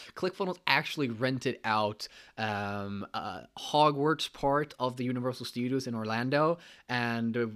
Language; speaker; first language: English; non-native, fluent; Swedish